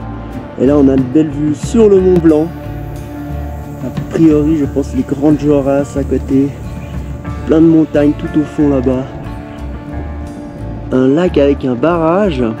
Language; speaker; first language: French; native; French